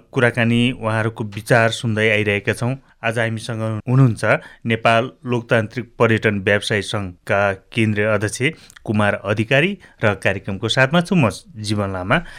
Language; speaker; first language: Nepali; native; Nepali